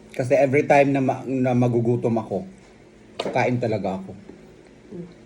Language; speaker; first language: Filipino; non-native, local second language; Cebuano